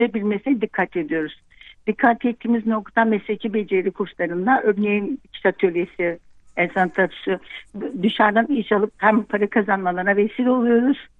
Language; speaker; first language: Turkish; non-native, local second language; Kurdish